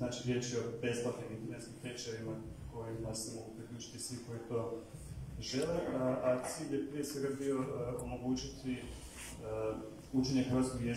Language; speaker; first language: Croatian; native; Croatian